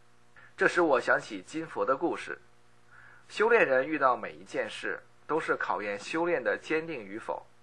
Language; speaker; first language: Chinese; native; Chinese